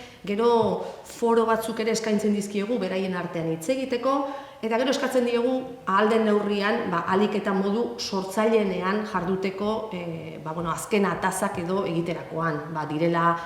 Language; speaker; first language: Basque; native; Basque